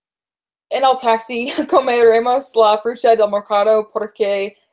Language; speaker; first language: Spanish; non-native, learner; English